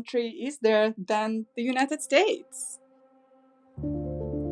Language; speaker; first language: English; non-native, fluent; Uzbek